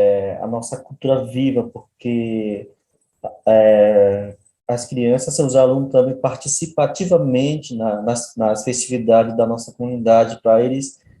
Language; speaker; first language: Portuguese; non-native, local second language; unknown